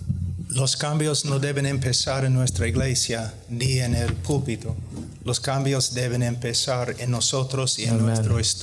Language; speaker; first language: Spanish; non-native, fluent; English